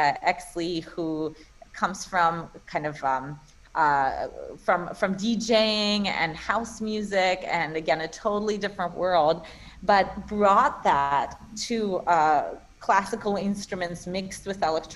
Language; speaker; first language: English; non-native, fluent; Russian